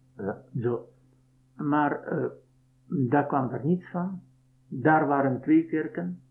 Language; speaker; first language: Dutch; non-native, fluent; Polish